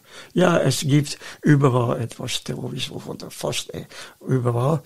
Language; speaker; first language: German; non-native, fluent; Dutch